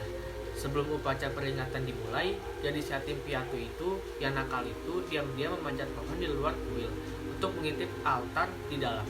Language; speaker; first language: Indonesian; native; Indonesian